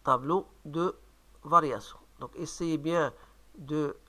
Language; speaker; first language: French; non-native, local second language; Arabic